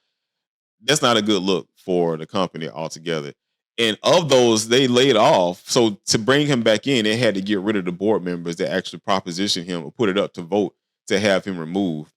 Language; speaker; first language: English; native; English